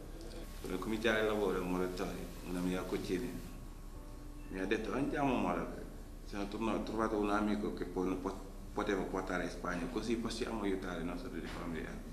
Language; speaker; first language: Italian; non-native, learner; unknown